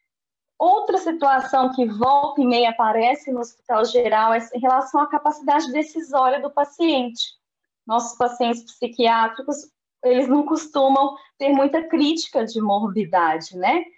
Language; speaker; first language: Portuguese; native; Portuguese